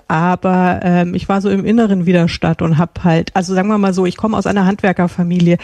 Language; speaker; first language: German; native; German